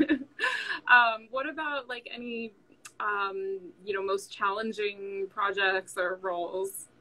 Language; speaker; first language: English; native; English